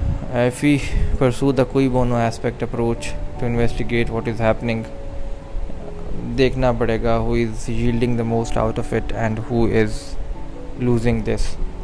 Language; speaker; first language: English; non-native, local second language; Urdu